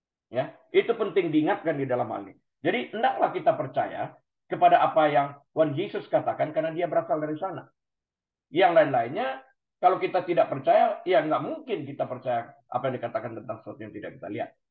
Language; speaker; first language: Indonesian; native; Indonesian